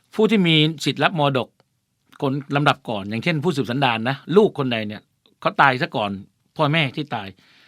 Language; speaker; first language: Thai; native; Thai